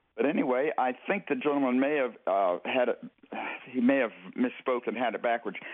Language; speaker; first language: English; native; English